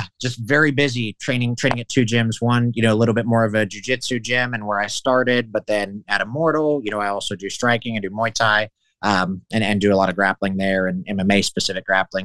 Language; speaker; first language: English; native; English